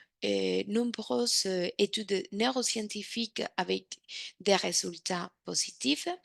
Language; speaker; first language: French; non-native, fluent; Spanish